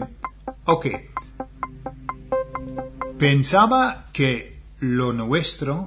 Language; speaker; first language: Spanish; non-native, learner; English